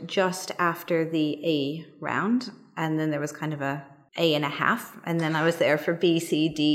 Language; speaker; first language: English; native; English